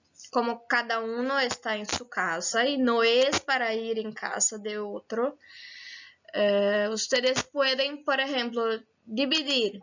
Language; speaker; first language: Spanish; non-native, fluent; Portuguese